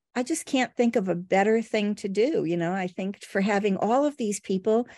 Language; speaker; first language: English; early bilingual, other home language; Portuguese